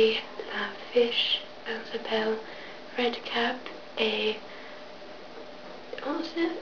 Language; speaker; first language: French; non-native, learner; English